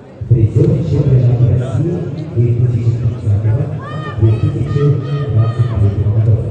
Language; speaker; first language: Russian; native; Russian